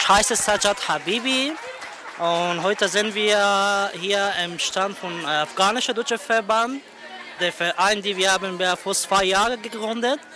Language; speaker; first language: German; non-native, fluent; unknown